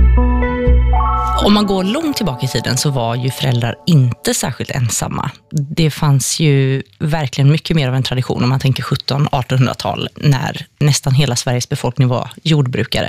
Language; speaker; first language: Swedish; native; Swedish